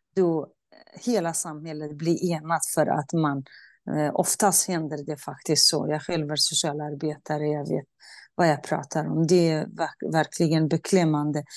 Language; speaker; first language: Swedish; non-native, fluent; Central Kurdish